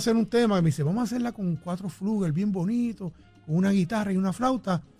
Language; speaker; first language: Spanish; native; Spanish